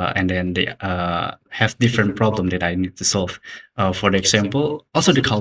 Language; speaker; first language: English; non-native, learner; Indonesian